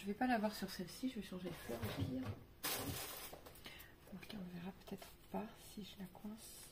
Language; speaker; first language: French; native; French